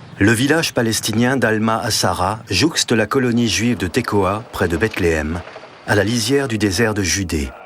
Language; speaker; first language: French; native; French